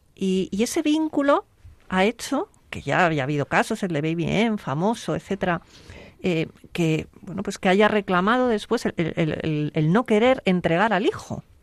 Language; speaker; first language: Spanish; native; Spanish